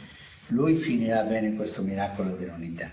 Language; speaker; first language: Italian; non-native, fluent; Spanish